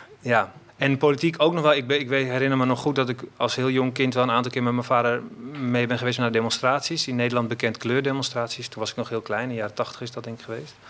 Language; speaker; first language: Dutch; native; Dutch